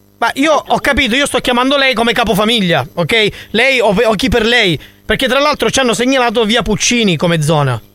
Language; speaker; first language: Italian; native; Italian